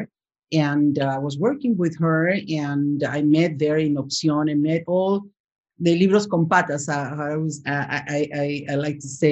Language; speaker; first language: English; non-native, fluent; Spanish